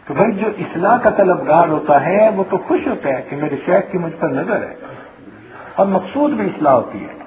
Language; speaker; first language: Urdu; non-native, local second language; Punjabi